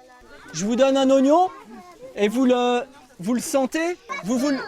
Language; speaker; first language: French; native; French